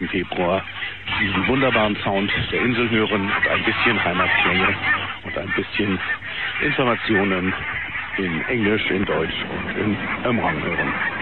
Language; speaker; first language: German; native; German